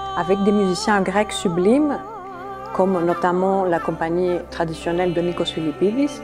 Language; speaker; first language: French; non-native, fluent; Greek